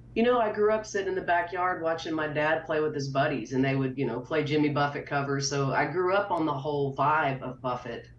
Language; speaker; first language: English; native; English